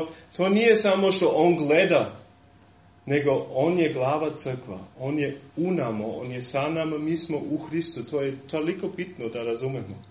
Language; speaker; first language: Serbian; non-native, fluent; German